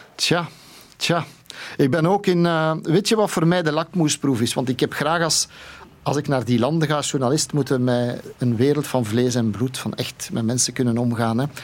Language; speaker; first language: Dutch; native; Dutch